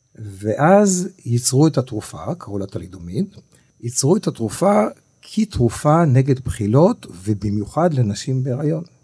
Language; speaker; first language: Hebrew; native; Hebrew